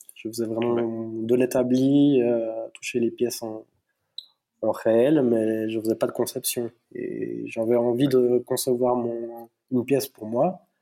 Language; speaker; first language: French; native; French